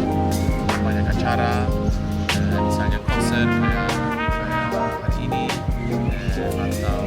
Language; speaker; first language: Indonesian; non-native, fluent; Polish